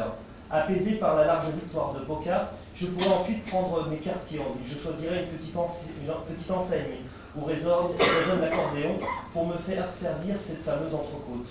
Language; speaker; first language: French; native; French